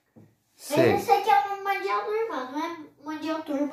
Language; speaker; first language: Portuguese; native; Portuguese